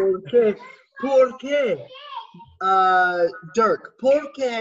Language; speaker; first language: Spanish; non-native, learner; English